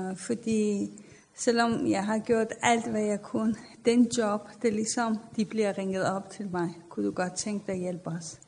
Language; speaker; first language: Danish; non-native, fluent; Persian